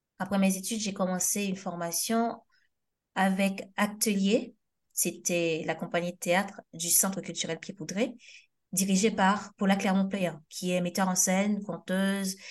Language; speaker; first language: French; non-native, local second language; Haitian Creole